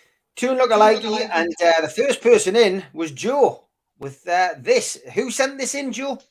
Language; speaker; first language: English; native; English